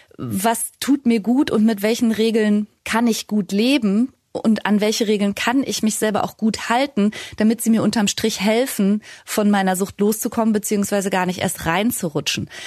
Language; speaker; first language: German; native; German